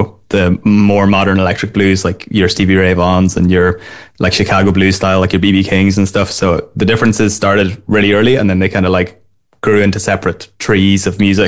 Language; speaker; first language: English; native; English